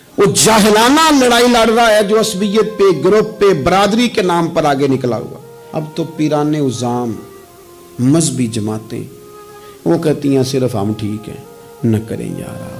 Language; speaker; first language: Urdu; non-native, local second language; Punjabi